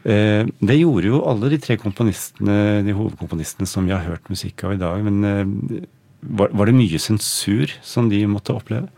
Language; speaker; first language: Norwegian; native; Norwegian